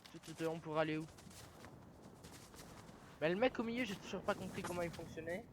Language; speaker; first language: French; native; French